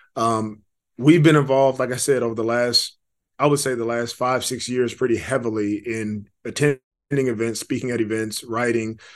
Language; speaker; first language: English; native; English